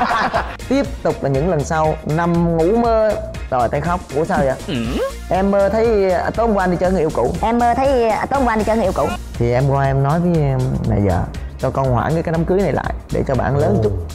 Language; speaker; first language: Vietnamese; native; Vietnamese